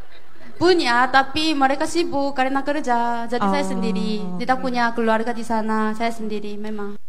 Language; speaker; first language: Indonesian; non-native, fluent; Korean